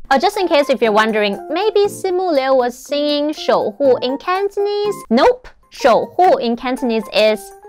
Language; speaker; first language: English; non-native, fluent; Chinese